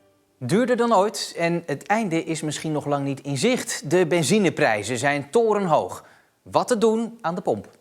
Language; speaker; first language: Dutch; native; Dutch